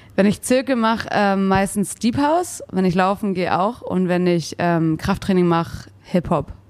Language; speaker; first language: German; early bilingual, other home language; English